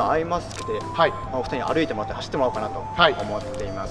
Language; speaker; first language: Japanese; native; Japanese